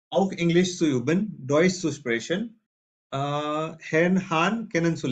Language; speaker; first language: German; non-native, fluent; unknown